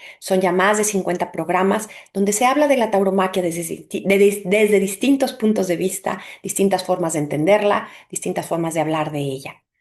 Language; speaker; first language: Spanish; native; Spanish